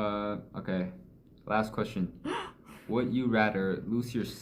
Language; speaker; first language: English; non-native, fluent; Chinese